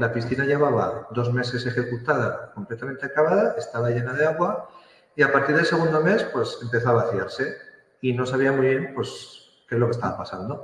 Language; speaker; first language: Spanish; native; Spanish